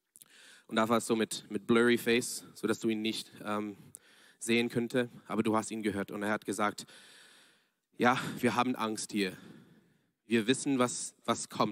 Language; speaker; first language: German; non-native, fluent; English